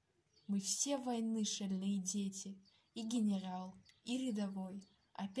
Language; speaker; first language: Russian; native; Russian